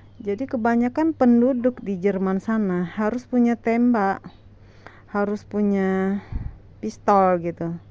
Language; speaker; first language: Indonesian; native; Indonesian